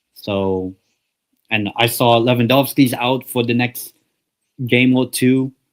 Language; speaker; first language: English; native; English